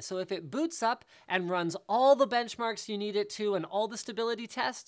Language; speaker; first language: English; native; English